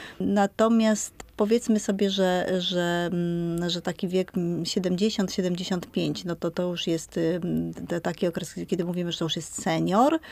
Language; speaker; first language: Polish; native; Polish